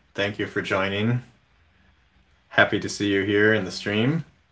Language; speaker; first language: English; native; English